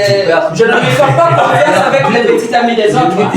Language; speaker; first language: French; non-native, learner; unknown